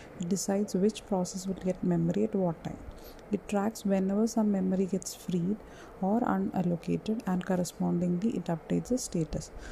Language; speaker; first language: English; non-native, local second language; Malayalam